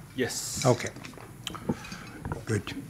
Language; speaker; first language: English; non-native, fluent; Italian